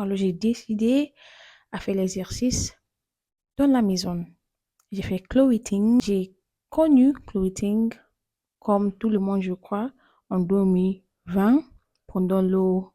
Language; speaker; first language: French; non-native, learner; English